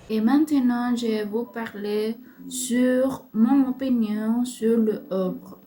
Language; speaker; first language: French; non-native, learner; Spanish